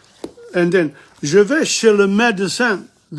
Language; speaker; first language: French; non-native, fluent; English